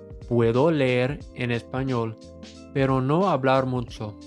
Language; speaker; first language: Spanish; non-native, fluent; English